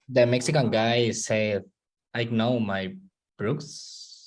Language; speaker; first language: English; non-native, learner; Spanish